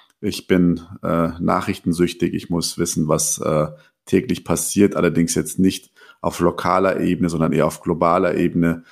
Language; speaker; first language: German; early bilingual, other home language; Persian